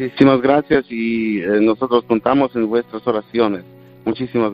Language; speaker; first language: Spanish; non-native, fluent; Polish